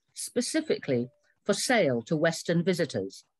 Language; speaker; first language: English; native; English